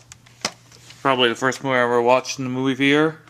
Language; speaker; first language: English; native; English